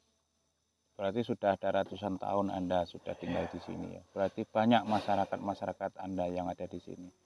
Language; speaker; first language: Indonesian; native; Indonesian